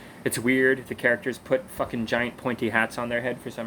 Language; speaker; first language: English; native; English